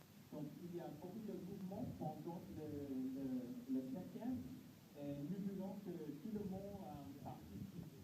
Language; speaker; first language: French; non-native, learner; English